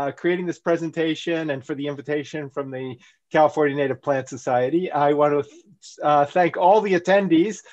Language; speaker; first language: English; native; English